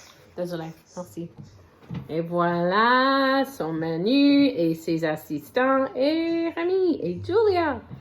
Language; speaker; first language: French; non-native, fluent; English